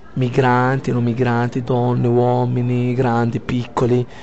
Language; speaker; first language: Italian; non-native, fluent; Arabic